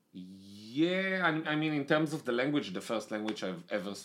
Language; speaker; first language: English; non-native, fluent; Hebrew